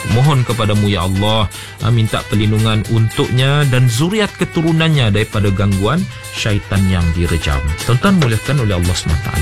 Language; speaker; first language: Malay; native; Malay